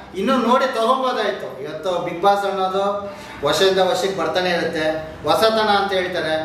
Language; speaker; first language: Kannada; native; Kannada